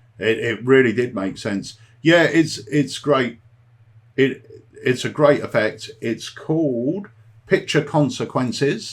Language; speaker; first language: English; native; English